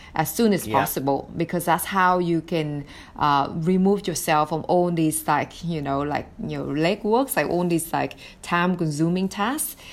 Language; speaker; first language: English; non-native, fluent; Vietnamese